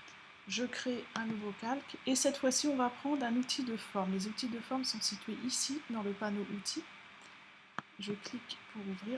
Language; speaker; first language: French; native; French